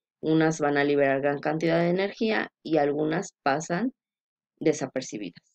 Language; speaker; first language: Spanish; native; Spanish